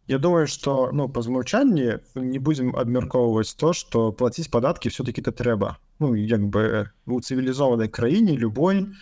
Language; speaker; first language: Belarusian; non-native, local second language; Russian